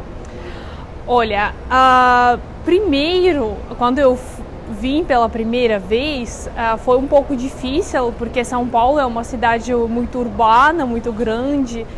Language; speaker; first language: Portuguese; non-native, fluent; Russian